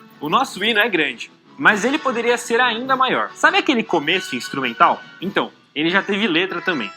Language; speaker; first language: Portuguese; native; Portuguese